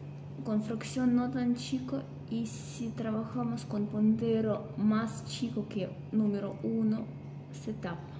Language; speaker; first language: Spanish; non-native, fluent; Russian